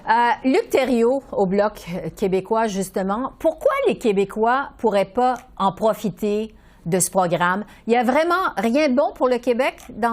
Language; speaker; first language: French; native; French